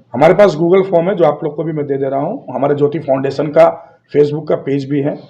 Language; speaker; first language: Hindi; non-native, local second language; Bangla